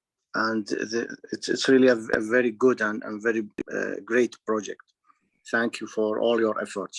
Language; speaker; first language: English; non-native, fluent; Arabic